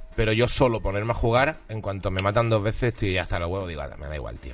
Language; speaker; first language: Spanish; native; Spanish